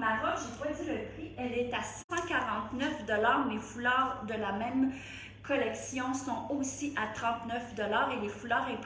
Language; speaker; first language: French; native; French